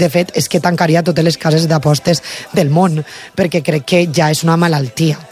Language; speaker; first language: Catalan; native; Catalan